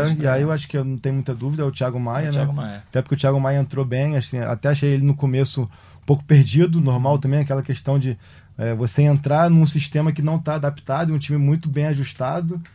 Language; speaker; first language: Portuguese; native; Portuguese